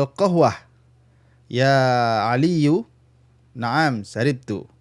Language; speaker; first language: Arabic; non-native, fluent; Indonesian